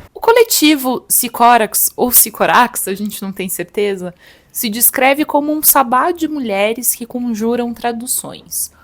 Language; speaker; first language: Portuguese; native; Portuguese